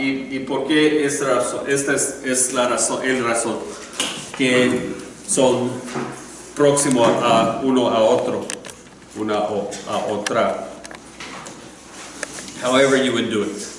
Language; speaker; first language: Spanish; non-native, learner; English